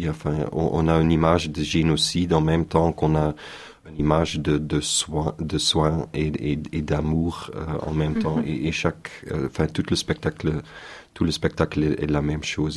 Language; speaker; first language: French; non-native, local second language; Dutch